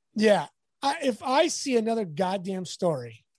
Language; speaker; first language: English; native; English